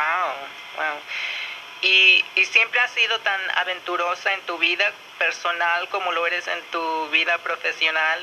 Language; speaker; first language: Spanish; early bilingual, other home language; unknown